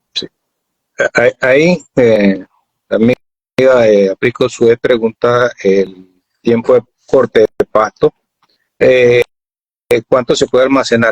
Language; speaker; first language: Spanish; native; Spanish